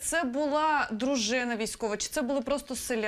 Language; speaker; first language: Ukrainian; native; Ukrainian